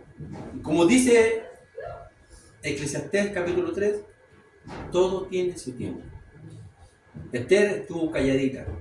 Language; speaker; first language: Spanish; native; Spanish